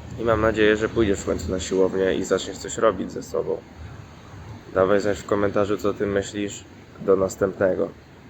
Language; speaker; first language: Polish; native; Polish